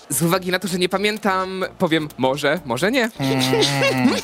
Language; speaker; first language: Polish; native; Polish